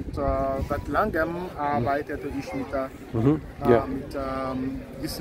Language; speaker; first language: German; non-native, fluent; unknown